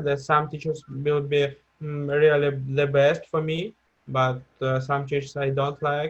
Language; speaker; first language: English; non-native, fluent; Russian